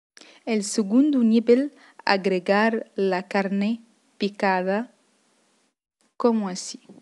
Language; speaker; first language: Spanish; non-native, fluent; Arabic